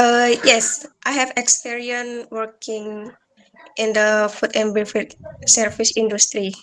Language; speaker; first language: English; non-native, learner; Balinese